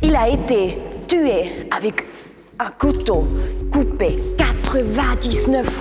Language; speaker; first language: French; non-native, local second language; German